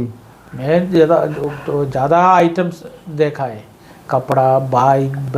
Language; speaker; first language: Hindi; non-native, local second language; Malayalam